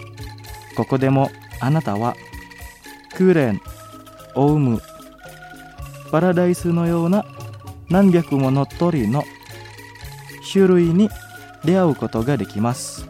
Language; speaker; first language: Japanese; non-native, fluent; Indonesian